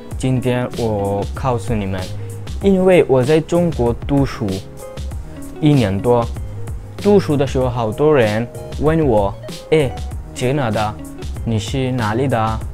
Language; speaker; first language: Chinese; non-native, learner; Bangla